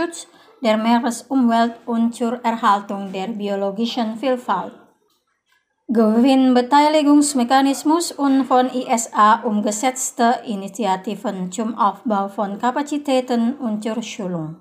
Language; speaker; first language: German; non-native, fluent; Indonesian